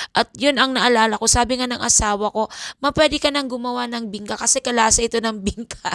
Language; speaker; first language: Filipino; non-native, local second language; Bikol